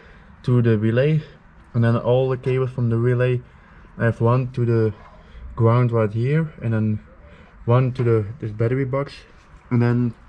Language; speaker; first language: English; non-native, fluent; Dutch